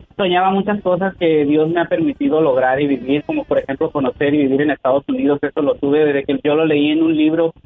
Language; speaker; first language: Spanish; native; Spanish